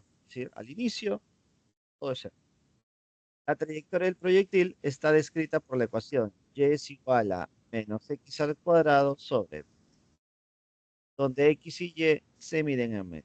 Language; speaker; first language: Spanish; native; Spanish